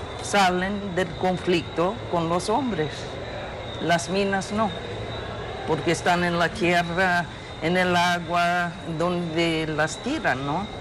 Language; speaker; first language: Spanish; non-native, fluent; English